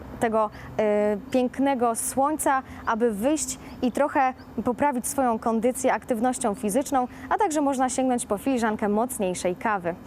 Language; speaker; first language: Polish; native; Polish